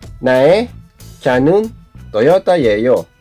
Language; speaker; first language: Korean; non-native, learner; Filipino